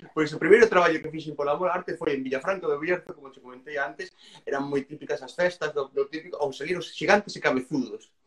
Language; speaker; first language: Galician; native; Galician